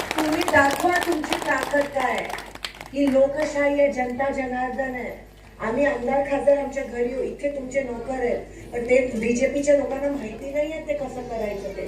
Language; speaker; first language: Marathi; native; Marathi